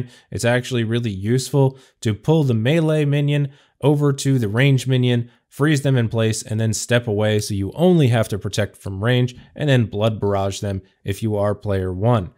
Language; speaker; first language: English; native; English